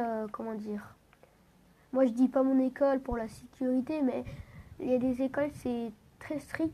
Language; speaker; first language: French; native; French